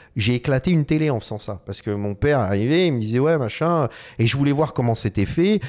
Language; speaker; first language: French; native; French